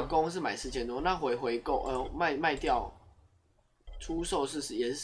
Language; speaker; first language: Chinese; native; Chinese